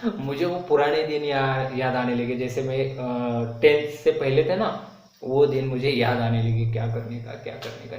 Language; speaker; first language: Hindi; non-native, local second language; Marathi